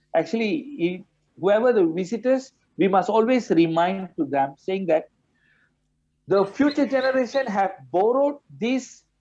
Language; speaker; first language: English; non-native, local second language; Malay